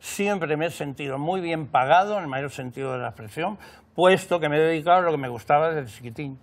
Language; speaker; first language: Spanish; native; Spanish